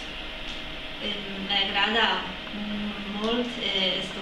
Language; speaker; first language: Spanish; non-native, learner; Polish